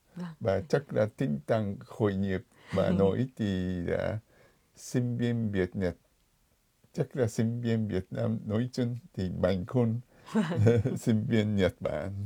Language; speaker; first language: Vietnamese; non-native, fluent; Japanese